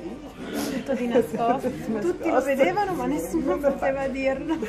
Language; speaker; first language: Italian; native; Italian